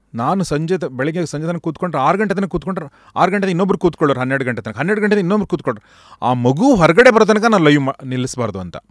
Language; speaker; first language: Kannada; native; Kannada